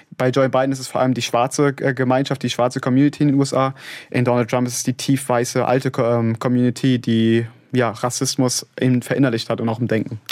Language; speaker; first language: German; native; German